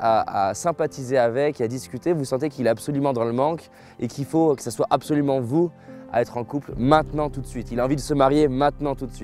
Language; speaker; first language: French; native; French